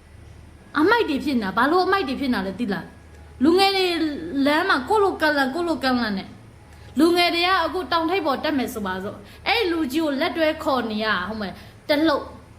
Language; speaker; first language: Burmese; native; Burmese